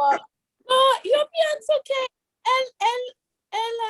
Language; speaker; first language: Spanish; non-native, learner; English